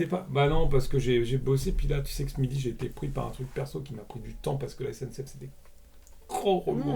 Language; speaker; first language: French; native; French